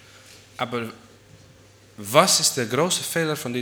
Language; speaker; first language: German; non-native, fluent; Dutch